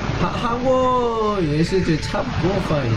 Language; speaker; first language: Chinese; non-native, learner; Korean